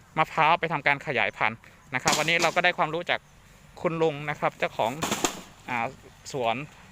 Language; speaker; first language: Thai; native; Thai